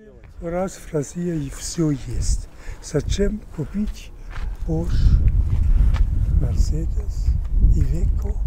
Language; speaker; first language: Russian; non-native, learner; German